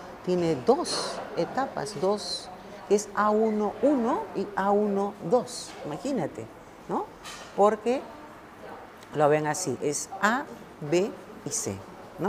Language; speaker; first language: Spanish; native; Spanish